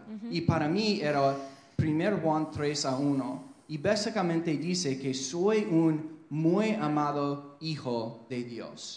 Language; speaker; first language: Spanish; non-native, fluent; English